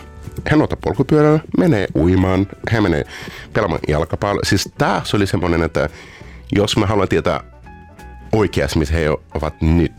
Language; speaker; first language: Finnish; non-native, learner; Portuguese